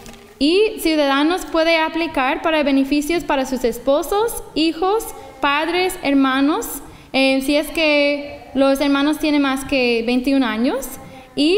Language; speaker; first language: Spanish; non-native, fluent; English